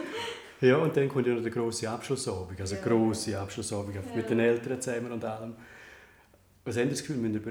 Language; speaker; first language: German; native; German